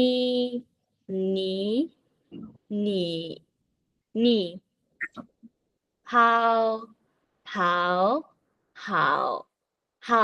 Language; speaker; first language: Chinese; non-native, learner; Vietnamese